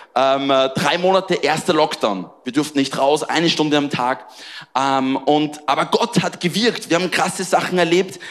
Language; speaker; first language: German; native; German